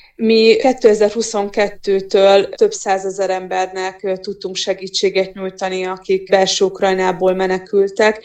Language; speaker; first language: Hungarian; native; Hungarian